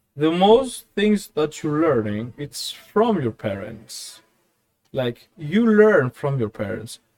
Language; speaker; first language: English; non-native, fluent; Greek